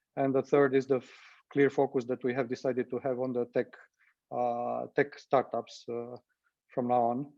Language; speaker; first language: English; non-native, fluent; Romanian